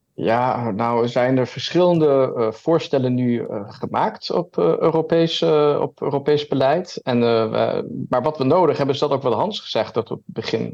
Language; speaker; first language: Dutch; early bilingual, heritage; German